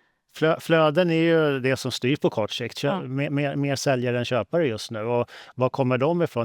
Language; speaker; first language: Swedish; native; Swedish